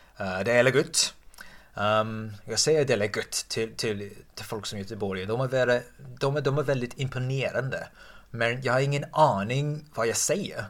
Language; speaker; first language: Swedish; non-native, fluent; English